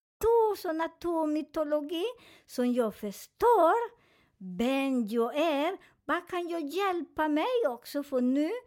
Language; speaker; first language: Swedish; non-native, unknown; Spanish